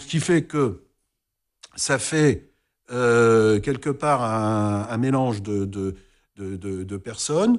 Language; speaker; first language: French; native; French